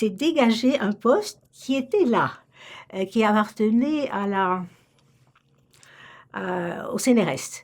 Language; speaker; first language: French; native; French